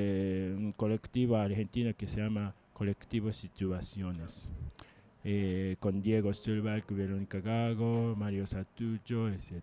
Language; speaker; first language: Spanish; non-native, learner; Japanese